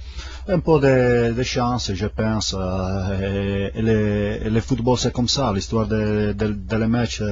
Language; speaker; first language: French; non-native, fluent; Italian